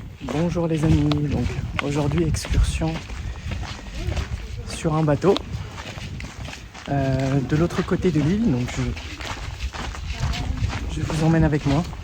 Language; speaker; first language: French; native; French